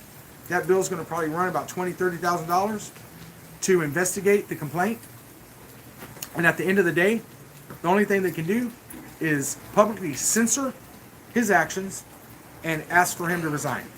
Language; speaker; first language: English; native; English